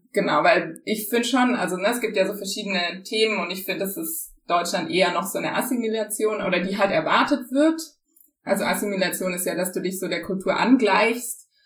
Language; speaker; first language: German; native; German